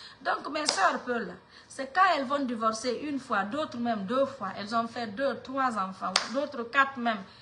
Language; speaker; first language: French; non-native, local second language; Mandingo